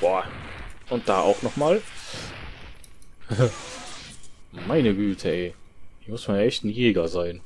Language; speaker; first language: German; native; German